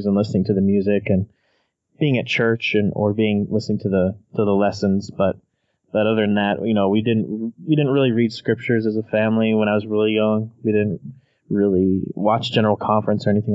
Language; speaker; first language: English; native; English